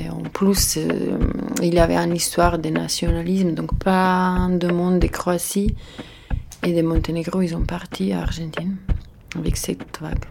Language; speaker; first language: French; non-native, fluent; Serbian